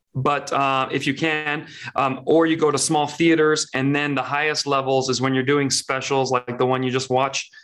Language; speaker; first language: English; early bilingual, other home language; Persian